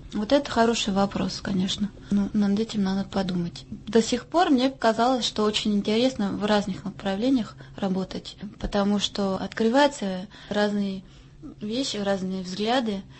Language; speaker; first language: Russian; non-native, fluent; French